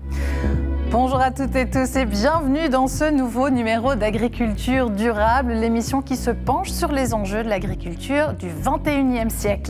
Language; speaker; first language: French; native; French